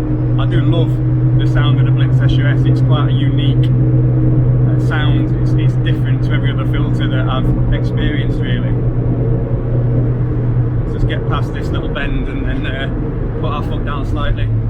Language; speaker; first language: English; native; English